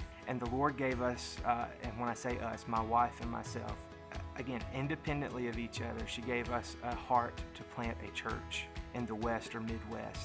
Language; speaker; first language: English; native; English